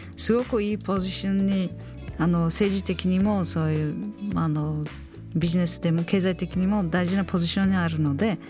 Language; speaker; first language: Japanese; non-native, fluent; Uzbek